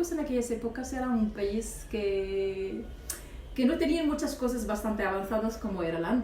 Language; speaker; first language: Spanish; non-native, local second language; Arabic